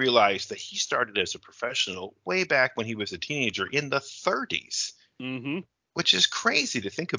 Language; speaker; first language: English; native; English